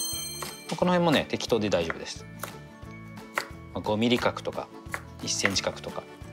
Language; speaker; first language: Japanese; native; Japanese